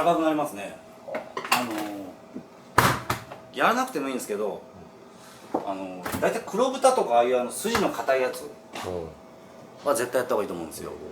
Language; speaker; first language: Japanese; native; Japanese